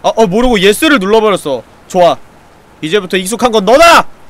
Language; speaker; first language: Korean; native; Korean